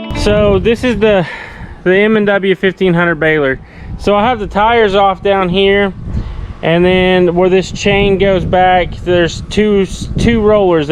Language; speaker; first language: English; native; English